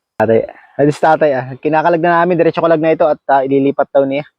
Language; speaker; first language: Filipino; native; Filipino